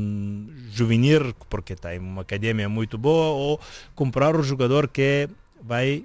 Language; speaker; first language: Portuguese; non-native, fluent; Bulgarian